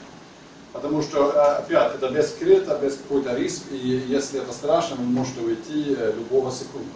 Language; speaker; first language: Russian; non-native, learner; Swedish